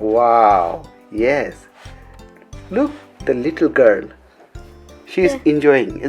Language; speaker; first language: English; non-native, learner; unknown